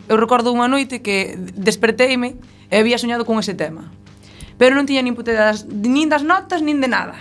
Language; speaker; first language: Galician; native; Galician